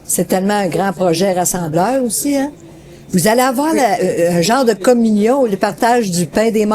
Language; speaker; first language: French; native; French